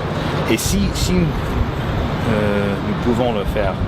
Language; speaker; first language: French; non-native, local second language; English